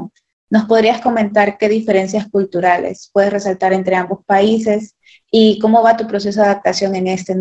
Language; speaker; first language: Spanish; native; Spanish